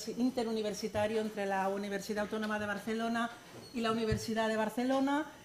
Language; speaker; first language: Spanish; native; Spanish